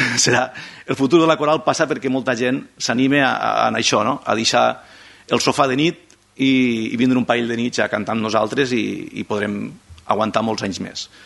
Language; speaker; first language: Catalan; non-native, local second language; Spanish